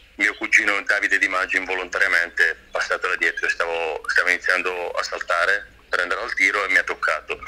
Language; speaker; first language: Italian; native; Italian